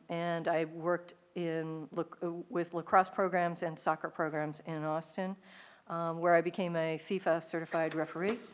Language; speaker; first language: English; native; English